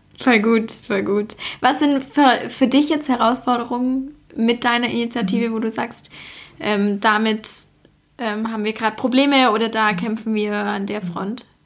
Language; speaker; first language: German; native; German